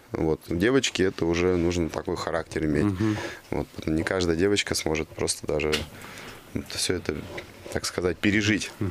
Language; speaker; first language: Russian; native; Russian